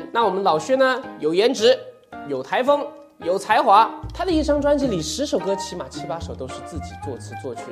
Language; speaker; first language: Chinese; native; Chinese